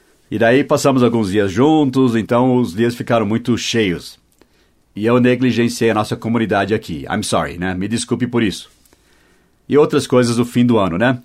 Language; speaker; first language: Portuguese; non-native, fluent; English